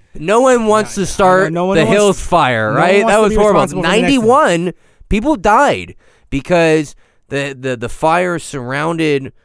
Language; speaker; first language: English; early bilingual, other home language; Italian